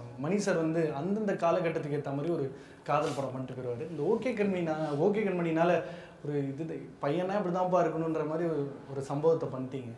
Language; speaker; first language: Tamil; native; Tamil